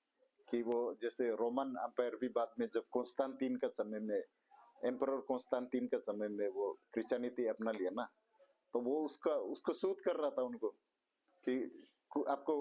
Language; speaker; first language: Hindi; non-native, local second language; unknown